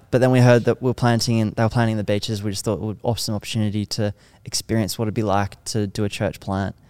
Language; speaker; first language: English; native; English